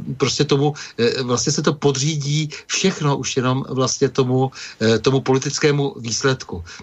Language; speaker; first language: Czech; native; Czech